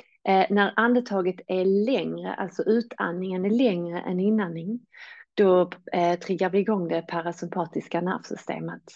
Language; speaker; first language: Swedish; native; Swedish